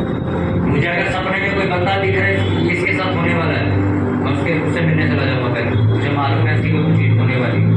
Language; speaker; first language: Hindi; native; Hindi